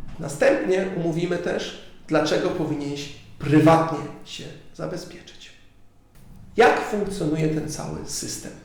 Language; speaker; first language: Polish; early bilingual, heritage; Polish